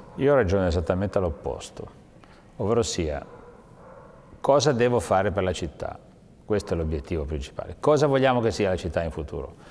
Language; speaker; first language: Italian; native; Italian